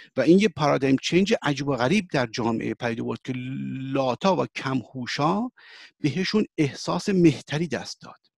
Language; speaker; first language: Persian; early bilingual, heritage; Persian